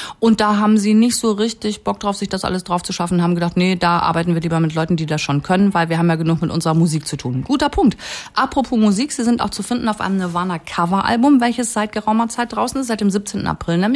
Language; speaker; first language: German; native; German